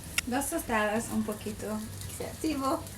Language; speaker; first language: Spanish; non-native, learner; English